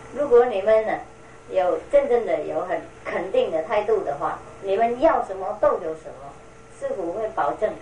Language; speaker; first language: Chinese; non-native, fluent; Vietnamese